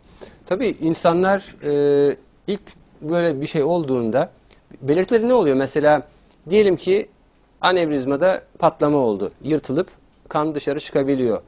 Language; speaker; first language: Turkish; native; Turkish